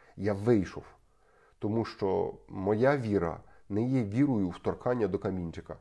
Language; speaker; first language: Ukrainian; native; Ukrainian